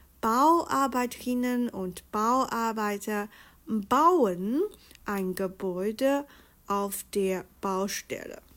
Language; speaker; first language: German; non-native, fluent; Chinese